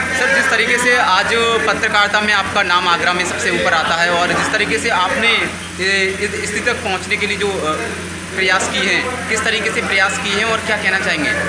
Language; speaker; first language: Hindi; native; Hindi